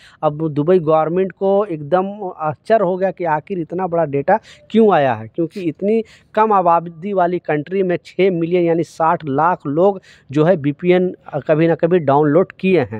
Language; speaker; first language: Hindi; native; Hindi